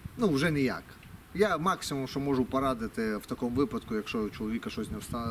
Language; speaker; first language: Ukrainian; non-native, local second language; Russian